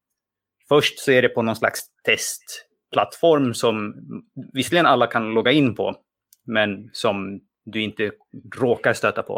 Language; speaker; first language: Swedish; native; Swedish